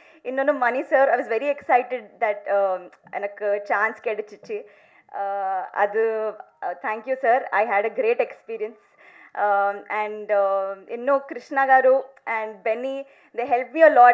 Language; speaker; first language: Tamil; non-native, learner; Telugu